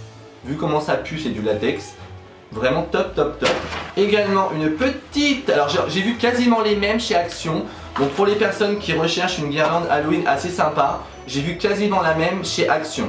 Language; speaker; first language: French; native; French